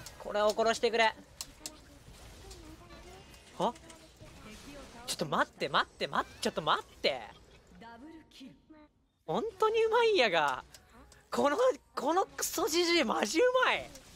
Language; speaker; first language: Japanese; native; Japanese